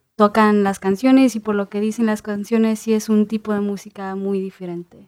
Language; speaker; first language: Spanish; early bilingual, heritage; Spanish